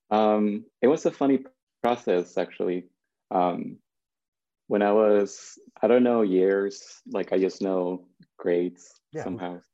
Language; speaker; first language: English; early bilingual, other home language; Spanish